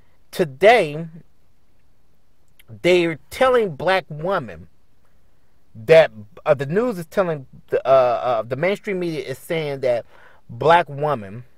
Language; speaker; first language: English; native; English